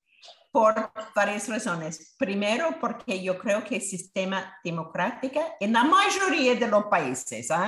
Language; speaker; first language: Spanish; non-native, fluent; English